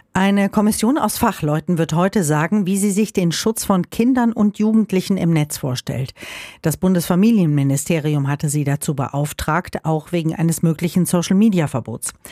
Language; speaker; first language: German; native; German